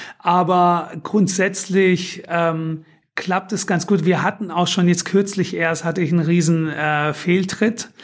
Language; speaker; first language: German; early bilingual, other home language; Turkish